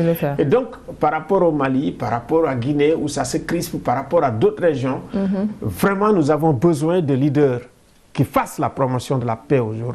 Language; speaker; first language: French; non-native, local second language; Wolof